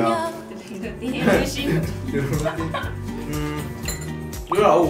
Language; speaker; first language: Vietnamese; non-native, fluent; Korean